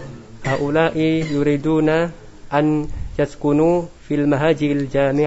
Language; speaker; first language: Arabic; non-native, learner; Indonesian